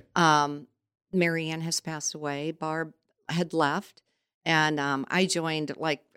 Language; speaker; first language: English; native; English